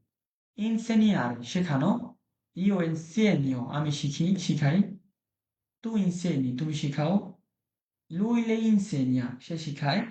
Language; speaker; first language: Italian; non-native, fluent; Bangla